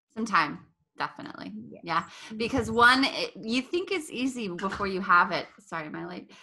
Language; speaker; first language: English; native; English